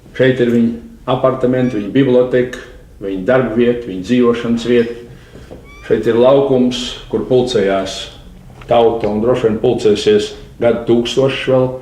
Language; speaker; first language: Latvian; native; Latvian